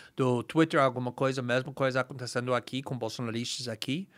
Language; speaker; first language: Portuguese; non-native, fluent; English